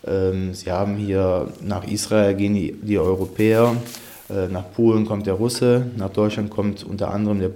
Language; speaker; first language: German; native; German